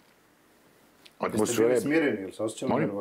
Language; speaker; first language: Serbian; native; Serbian